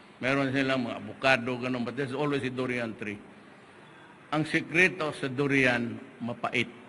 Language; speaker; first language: Filipino; non-native, local second language; Cebuano